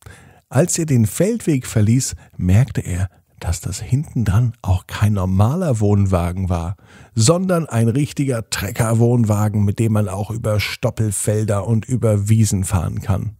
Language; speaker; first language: German; native; German